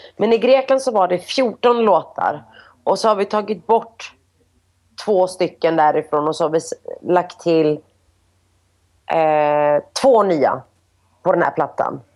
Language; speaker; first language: Swedish; early bilingual, other home language; Greek